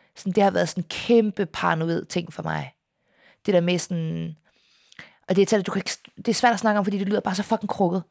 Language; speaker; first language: Danish; native; Danish